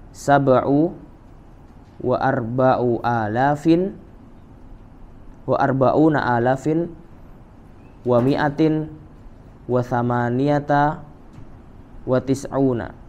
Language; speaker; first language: Arabic; non-native, fluent; Indonesian